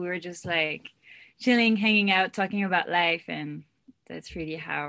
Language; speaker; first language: English; non-native, fluent; French